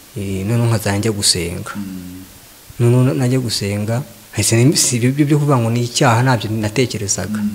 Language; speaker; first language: Kinyarwanda; native; Kinyarwanda